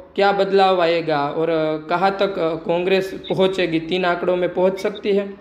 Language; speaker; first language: Hindi; non-native, local second language; Gujarati